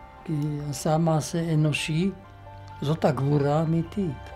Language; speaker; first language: Hebrew; non-native, fluent; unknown